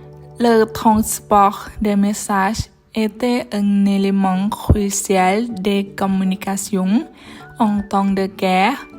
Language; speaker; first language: French; non-native, learner; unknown